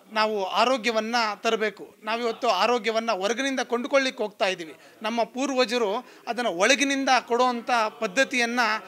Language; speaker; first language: Kannada; native; Kannada